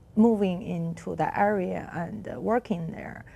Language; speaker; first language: English; non-native, learner; Chinese